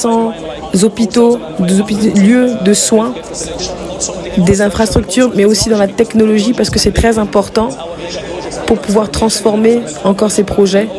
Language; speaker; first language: French; non-native, fluent; Arabic